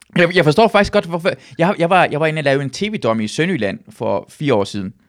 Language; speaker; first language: Danish; early bilingual, other home language; Persian